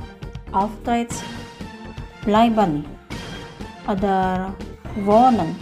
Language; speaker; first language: German; non-native, fluent; Indonesian